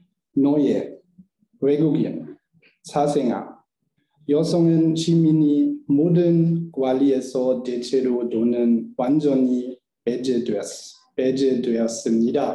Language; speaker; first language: Korean; non-native, learner; German